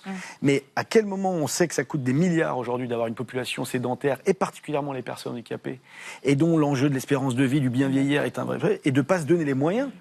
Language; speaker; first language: French; native; French